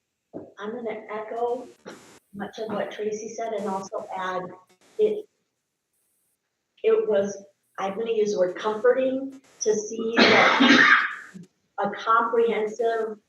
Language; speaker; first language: English; native; English